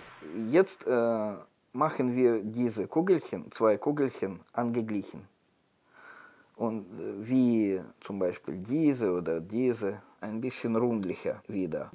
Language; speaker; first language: German; non-native, learner; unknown